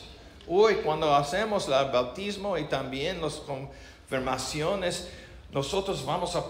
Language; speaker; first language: Spanish; non-native, learner; English